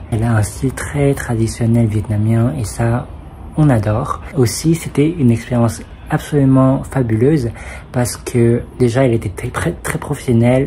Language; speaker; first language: French; early bilingual, other home language; Vietnamese